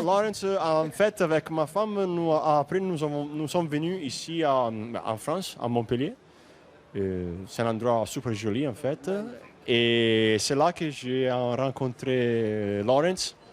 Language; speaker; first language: French; non-native, fluent; Italian